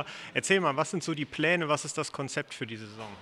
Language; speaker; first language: German; native; German